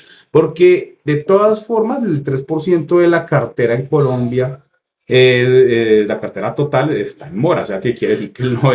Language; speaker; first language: Spanish; native; Spanish